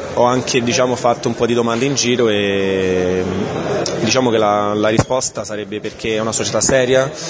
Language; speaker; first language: Italian; non-native, fluent; Portuguese